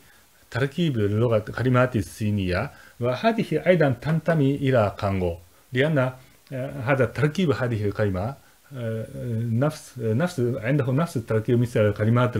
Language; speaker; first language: Arabic; non-native, fluent; Japanese